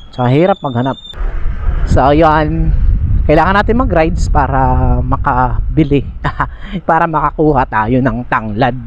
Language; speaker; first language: Filipino; non-native, local second language; Masbatenyo